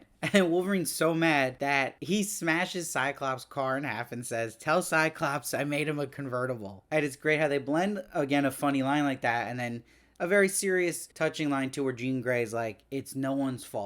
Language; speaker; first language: English; native; English